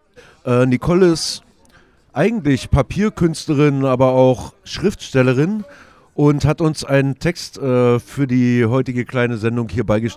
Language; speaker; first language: German; native; German